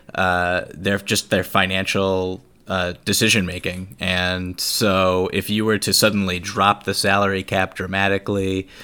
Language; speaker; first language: English; native; English